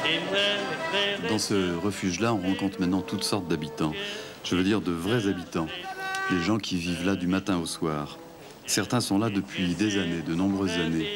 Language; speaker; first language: French; native; French